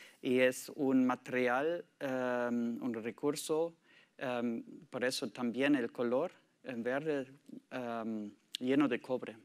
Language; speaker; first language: Spanish; non-native, learner; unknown